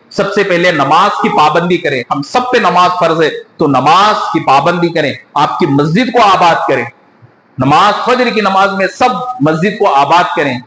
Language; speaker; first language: Urdu; native; Urdu